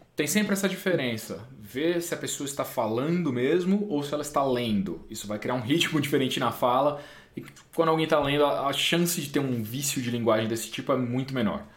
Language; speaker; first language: Portuguese; native; Portuguese